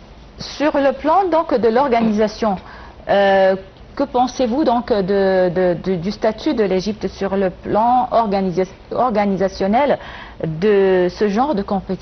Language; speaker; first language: French; non-native, fluent; Arabic